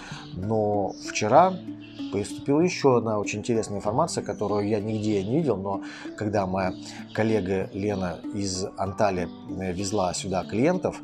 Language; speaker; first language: Russian; native; Russian